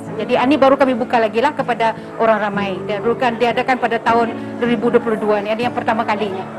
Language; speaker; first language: Malay; non-native, local second language; Iban